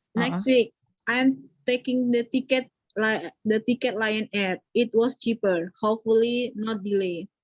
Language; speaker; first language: English; non-native, learner; Indonesian